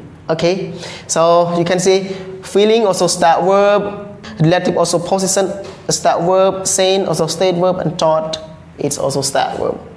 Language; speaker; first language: English; non-native, learner; Khmer